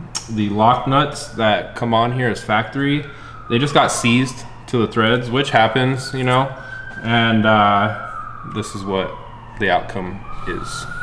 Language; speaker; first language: English; native; English